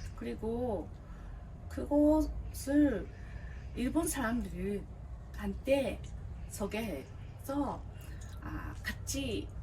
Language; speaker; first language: Korean; non-native, learner; Japanese